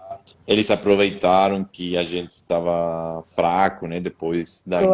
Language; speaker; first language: Portuguese; non-native, fluent; Spanish